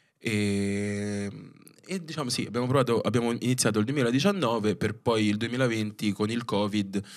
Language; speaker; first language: Italian; early bilingual, other home language; Filipino